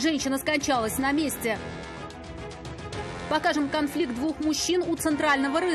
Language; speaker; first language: Russian; native; Russian